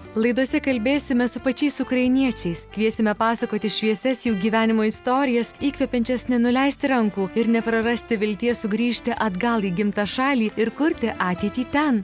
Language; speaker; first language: Lithuanian; native; Lithuanian